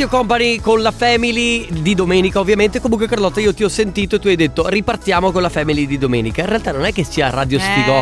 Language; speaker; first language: Italian; native; Italian